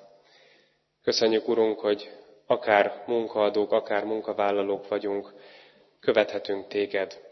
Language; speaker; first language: Hungarian; native; Hungarian